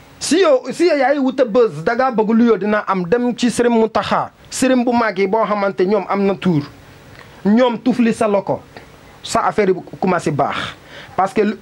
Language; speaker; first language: Wolof; non-native, learner; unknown